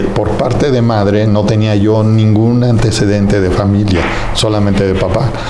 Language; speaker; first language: Spanish; native; Spanish